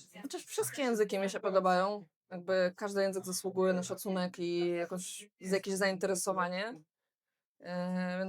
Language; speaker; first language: Polish; non-native, fluent; Belarusian